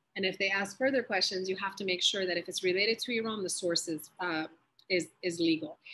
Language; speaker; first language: English; early bilingual, other home language; Persian